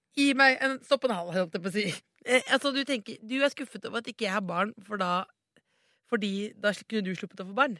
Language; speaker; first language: Norwegian; native; Norwegian